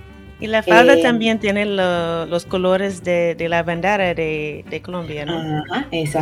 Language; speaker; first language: Spanish; non-native, fluent; English